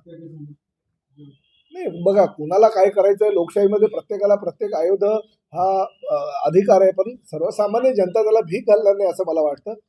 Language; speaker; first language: Marathi; native; Marathi